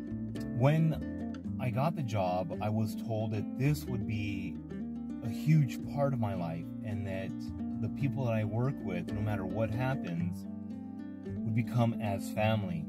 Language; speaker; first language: English; native; English